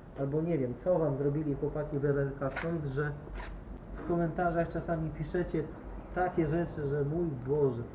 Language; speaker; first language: Polish; native; Polish